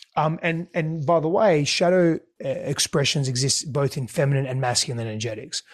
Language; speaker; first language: English; non-native, local second language; Greek